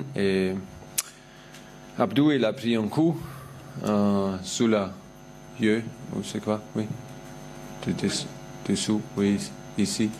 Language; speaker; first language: French; non-native, fluent; German